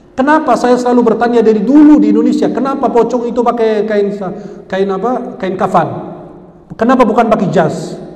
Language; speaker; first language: Indonesian; non-native, fluent; Arabic